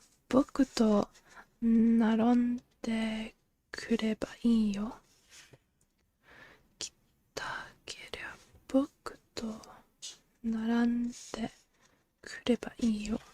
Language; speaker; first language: Japanese; non-native, learner; English